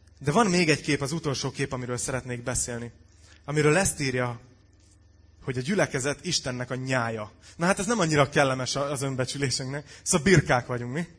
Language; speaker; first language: Hungarian; native; Hungarian